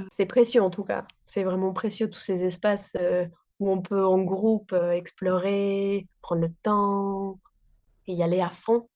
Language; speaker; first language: French; non-native, fluent; Spanish